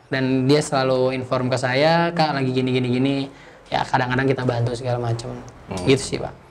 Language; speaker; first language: Indonesian; native; Indonesian